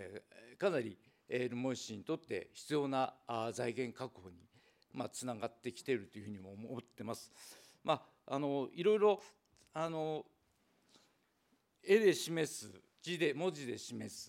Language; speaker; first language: Japanese; native; Japanese